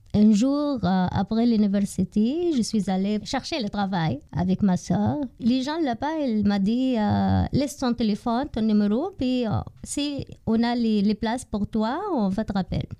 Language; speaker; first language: French; non-native, learner; Arabic